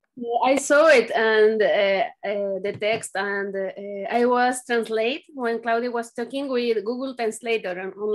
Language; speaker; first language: English; non-native, learner; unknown